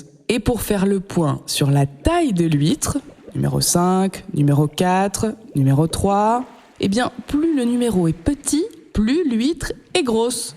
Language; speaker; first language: French; native; French